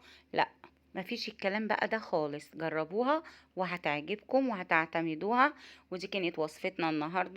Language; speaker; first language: Arabic; native; Arabic